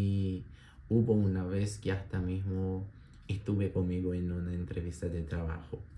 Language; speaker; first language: Spanish; non-native, learner; Portuguese